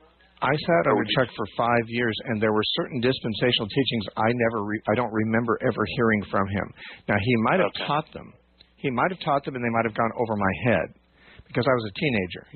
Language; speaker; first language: English; native; English